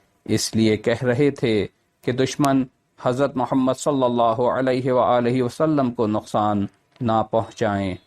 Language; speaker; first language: Urdu; native; Urdu